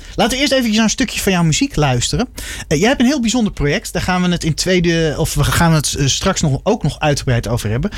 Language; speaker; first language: Dutch; native; Dutch